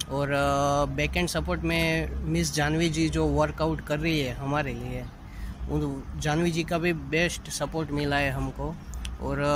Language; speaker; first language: Hindi; non-native, local second language; Gujarati